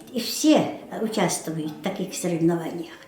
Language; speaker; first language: Russian; non-native, local second language; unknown